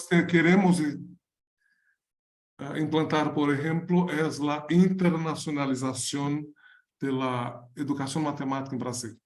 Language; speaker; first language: Spanish; non-native, learner; Portuguese